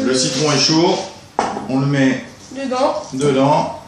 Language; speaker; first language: French; native; French